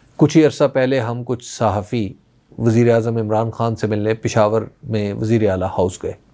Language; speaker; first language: Urdu; non-native, local second language; Punjabi